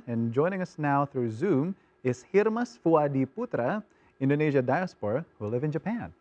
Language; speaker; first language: English; non-native, fluent; Indonesian